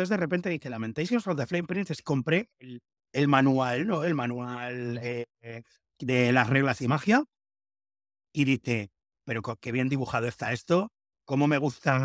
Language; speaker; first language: Spanish; native; Spanish